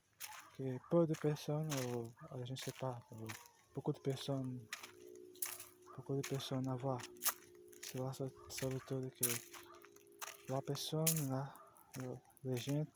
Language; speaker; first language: French; non-native, learner; Portuguese